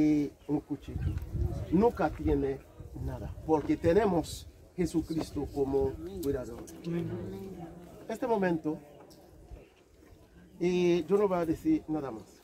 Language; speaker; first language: Spanish; non-native, learner; Haitian Creole